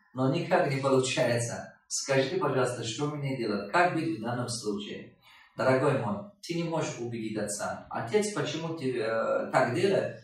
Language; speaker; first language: Russian; non-native, local second language; Tajik